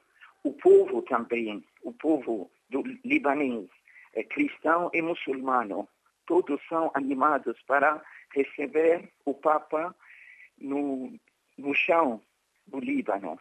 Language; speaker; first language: Portuguese; non-native, fluent; Arabic